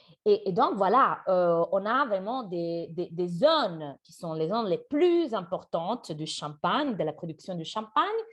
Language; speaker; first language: French; non-native, fluent; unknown